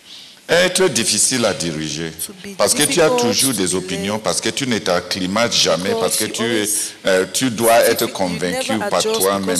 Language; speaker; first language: French; non-native, local second language; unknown